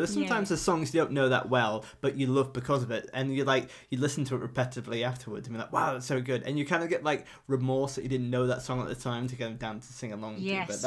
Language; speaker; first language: English; native; English